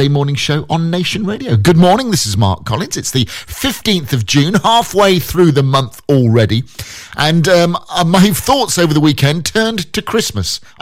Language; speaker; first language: English; native; English